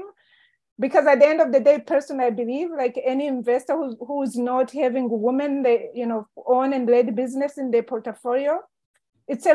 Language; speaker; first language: English; non-native, local second language; Kinyarwanda